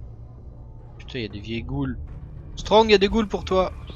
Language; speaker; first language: French; native; French